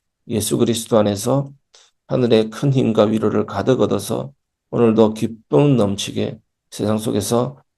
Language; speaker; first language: Korean; native; Korean